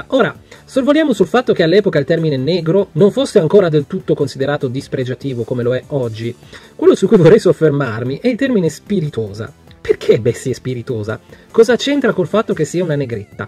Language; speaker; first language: Italian; native; Italian